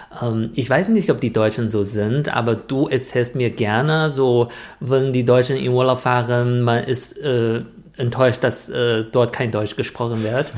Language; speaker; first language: German; non-native, fluent; Chinese